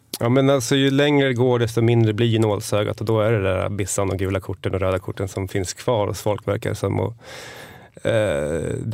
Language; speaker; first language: Swedish; native; Swedish